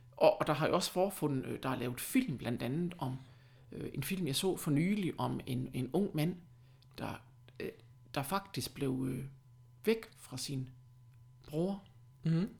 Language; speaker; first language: Danish; early bilingual, other home language; German